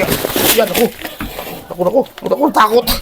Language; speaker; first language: Filipino; native; Filipino